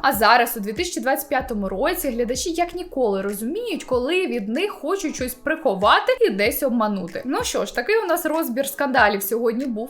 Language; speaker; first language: Ukrainian; native; Ukrainian